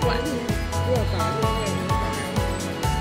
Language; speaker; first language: Chinese; non-native, local second language; Min Nan Chinese